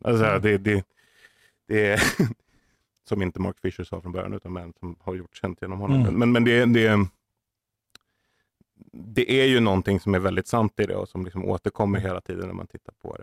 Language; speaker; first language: Swedish; native; Swedish